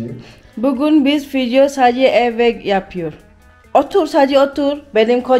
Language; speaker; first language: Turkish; non-native, learner; Indonesian